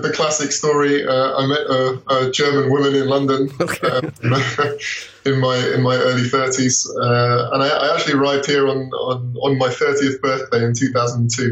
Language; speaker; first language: English; native; English